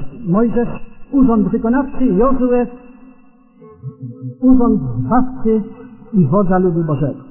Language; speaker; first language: Polish; native; Polish